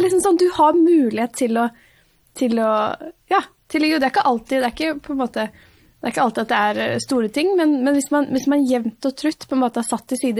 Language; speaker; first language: Norwegian; native; Norwegian